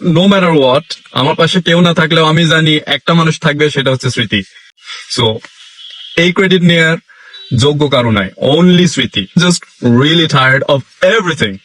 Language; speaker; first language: Bangla; early bilingual, heritage; Bangla